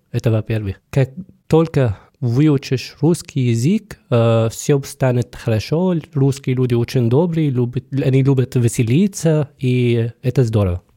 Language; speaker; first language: Russian; non-native, fluent; Arabic